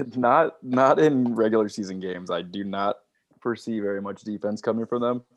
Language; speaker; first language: English; native; English